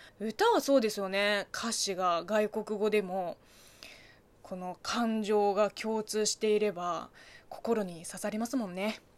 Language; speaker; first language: Japanese; non-native, fluent; Chinese